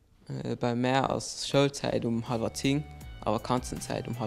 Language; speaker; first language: German; non-native, local second language; Luxembourgish